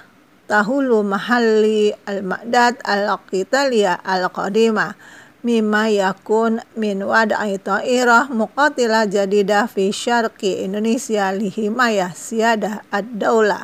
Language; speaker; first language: Arabic; non-native, fluent; Indonesian